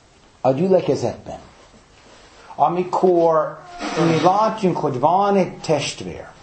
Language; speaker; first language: Hungarian; non-native, fluent; English